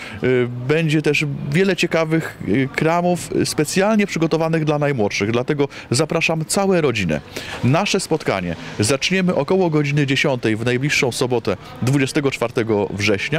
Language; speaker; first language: Polish; native; Polish